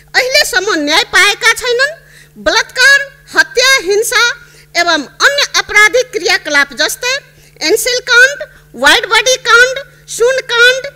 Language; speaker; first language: Nepali; non-native, local second language; Maithili